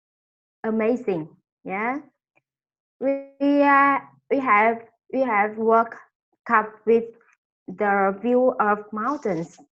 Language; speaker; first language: English; non-native, learner; Vietnamese